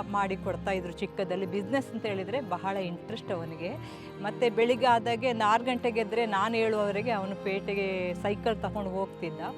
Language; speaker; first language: Kannada; non-native, local second language; Kodava